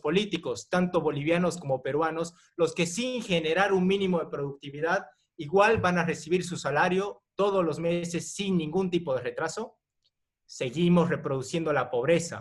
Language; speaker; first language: Spanish; native; Spanish